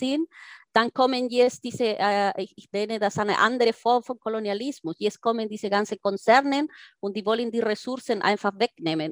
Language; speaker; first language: German; non-native, fluent; Spanish